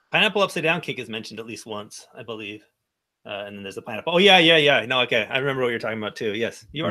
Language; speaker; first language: English; native; English